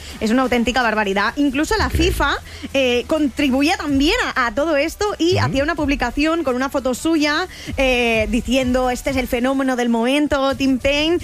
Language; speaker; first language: Spanish; native; Spanish